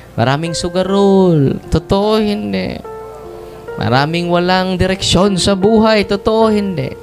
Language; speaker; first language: Filipino; non-native, local second language; Cebuano